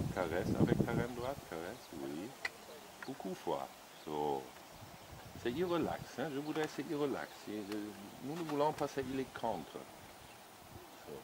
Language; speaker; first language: French; non-native, learner; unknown